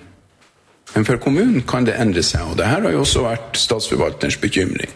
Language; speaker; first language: Norwegian; native; Norwegian